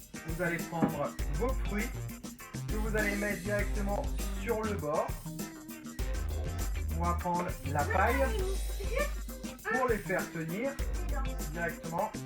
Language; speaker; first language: French; native; French